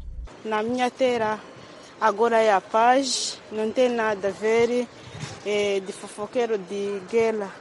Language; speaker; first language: Portuguese; non-native, learner; Kinyarwanda